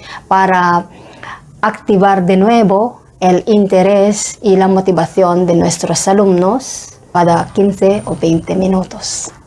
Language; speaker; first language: Spanish; non-native, fluent; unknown